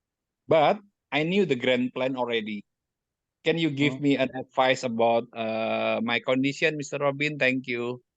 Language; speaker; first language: English; non-native, learner; Indonesian